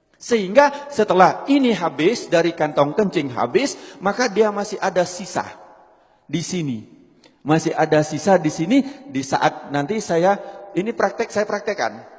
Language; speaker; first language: Indonesian; native; Indonesian